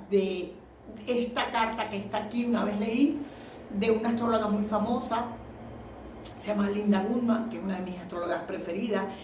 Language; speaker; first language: Spanish; native; Spanish